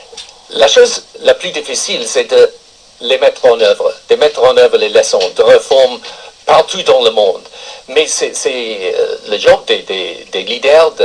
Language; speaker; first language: French; non-native, fluent; English